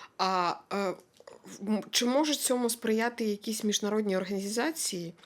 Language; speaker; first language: Ukrainian; native; Ukrainian